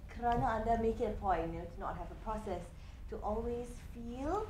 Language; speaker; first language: English; non-native, local second language; Malay